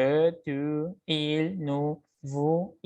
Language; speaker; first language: French; non-native, fluent; Spanish